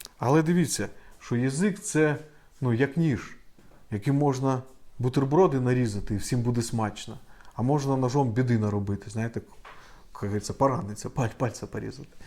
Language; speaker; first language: Ukrainian; non-native, local second language; Russian